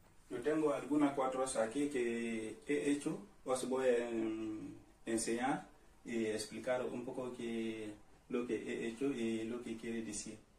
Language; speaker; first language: Spanish; non-native, learner; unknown